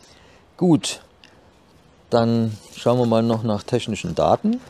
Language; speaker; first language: German; native; German